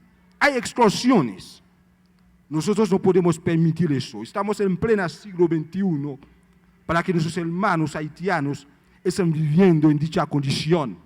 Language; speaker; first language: Spanish; non-native, fluent; Haitian Creole